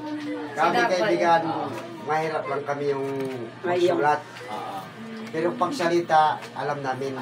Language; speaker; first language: Filipino; non-native, local second language; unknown